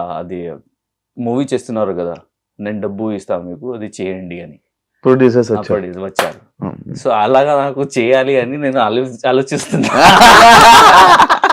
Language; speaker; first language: Telugu; non-native, learner; Hindi